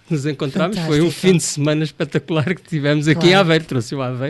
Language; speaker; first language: Portuguese; native; Portuguese